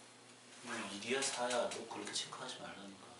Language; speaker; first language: Korean; native; Korean